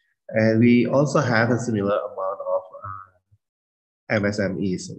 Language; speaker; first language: English; non-native, fluent; Indonesian